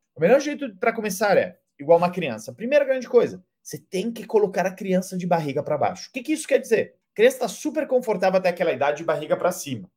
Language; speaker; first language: Portuguese; non-native, fluent; Italian